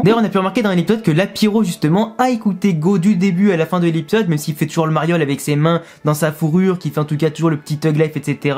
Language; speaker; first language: French; native; French